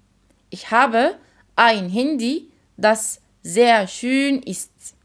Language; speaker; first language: German; non-native, fluent; Arabic